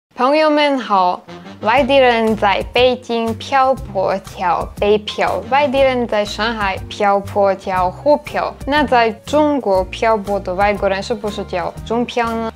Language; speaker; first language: Chinese; non-native, fluent; Slovak